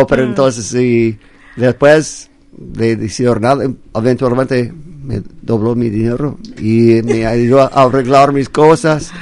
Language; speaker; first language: Spanish; non-native, fluent; English